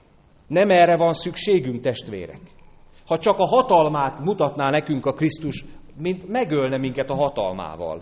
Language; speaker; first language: Hungarian; native; Hungarian